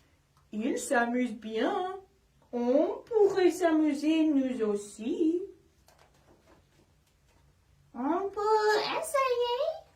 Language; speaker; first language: French; non-native, fluent; English